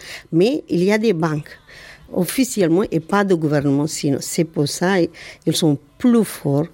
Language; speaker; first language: French; non-native, learner; Tamil